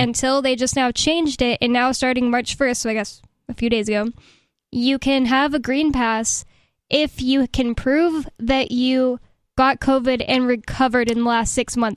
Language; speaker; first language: English; native; English